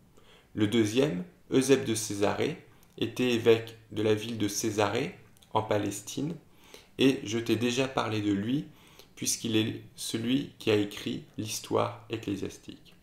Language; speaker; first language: French; native; French